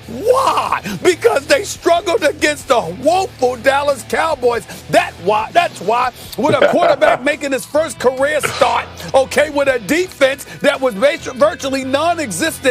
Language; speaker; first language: English; native; English